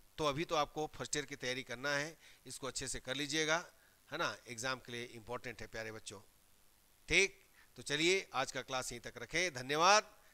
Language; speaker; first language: Hindi; native; Hindi